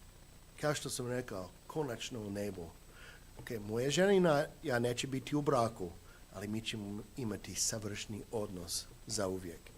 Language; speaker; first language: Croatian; non-native, fluent; English